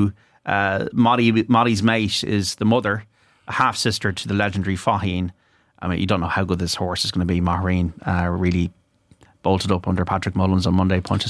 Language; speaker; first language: English; native; English